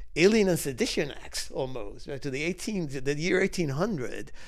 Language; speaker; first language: English; early bilingual, other home language; Spanish